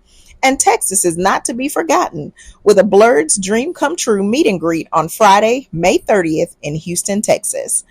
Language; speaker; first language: English; native; English